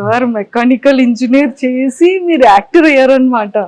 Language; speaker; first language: Telugu; native; Telugu